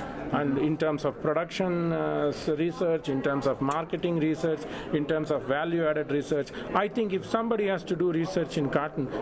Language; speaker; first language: English; non-native, local second language; Tamil